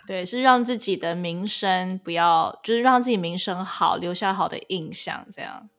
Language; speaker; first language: Chinese; early bilingual, other home language; English